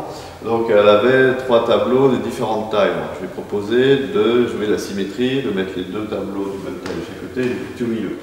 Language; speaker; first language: French; native; French